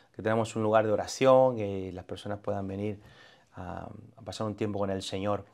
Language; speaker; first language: Spanish; native; Spanish